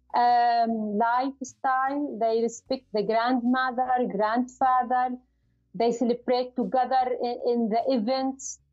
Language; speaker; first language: English; non-native, learner; Arabic